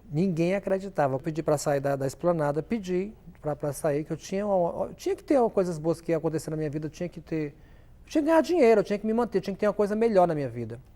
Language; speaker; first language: Portuguese; native; Portuguese